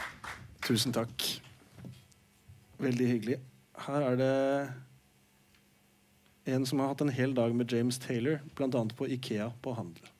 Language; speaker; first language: Norwegian; native; Norwegian